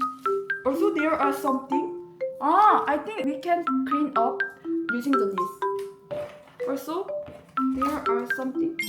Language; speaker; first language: English; non-native, learner; Korean